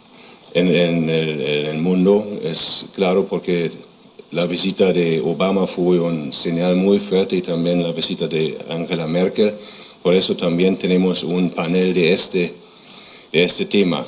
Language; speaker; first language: Spanish; non-native, fluent; German